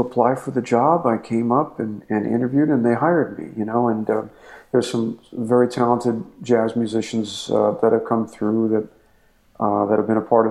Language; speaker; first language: English; native; English